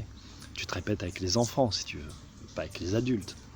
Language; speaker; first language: French; native; French